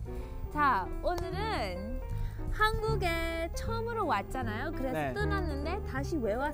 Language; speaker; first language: Korean; early bilingual, heritage; English